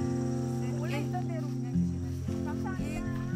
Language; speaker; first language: Korean; non-native, fluent; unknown